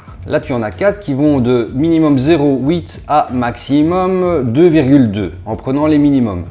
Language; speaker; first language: French; native; French